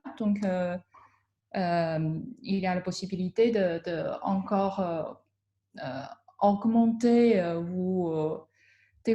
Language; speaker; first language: French; non-native, fluent; Chinese